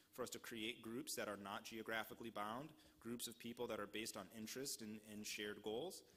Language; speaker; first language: English; native; English